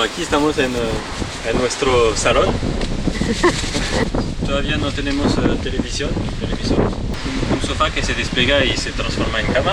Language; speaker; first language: Spanish; non-native, learner; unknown